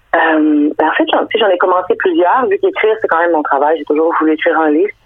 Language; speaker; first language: French; early bilingual, other home language; Danish